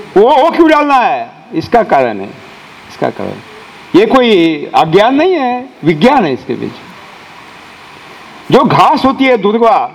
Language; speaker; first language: Hindi; non-native, local second language; Marathi